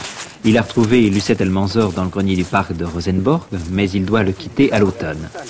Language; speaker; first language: French; native; French